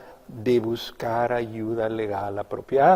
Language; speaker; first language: Spanish; native; Spanish